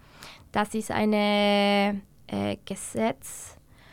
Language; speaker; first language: German; non-native, learner; Spanish